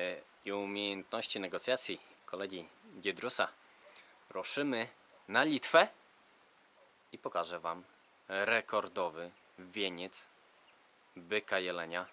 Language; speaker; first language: Polish; native; Polish